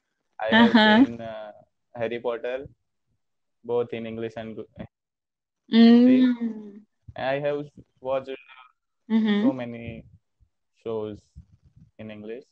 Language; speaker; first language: English; non-native, learner; Hindi